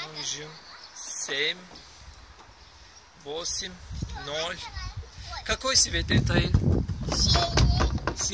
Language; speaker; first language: Russian; non-native, learner; Turkish